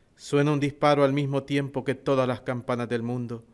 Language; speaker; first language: Spanish; native; Spanish